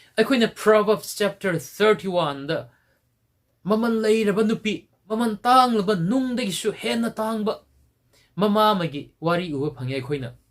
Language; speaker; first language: Manipuri; non-native, local second language; Tangkhul Naga (India)